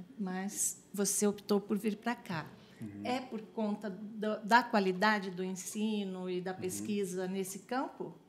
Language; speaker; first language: Portuguese; native; Portuguese